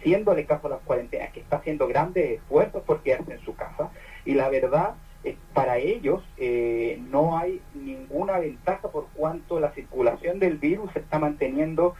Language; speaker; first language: Spanish; native; Spanish